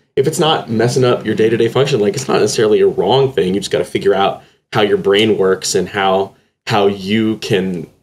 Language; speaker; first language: English; native; English